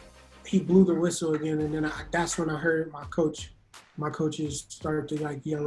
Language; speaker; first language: English; native; English